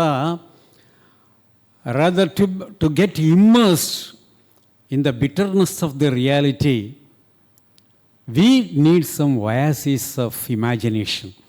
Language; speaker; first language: English; non-native, local second language; Tamil